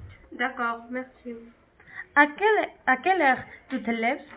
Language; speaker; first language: French; non-native, learner; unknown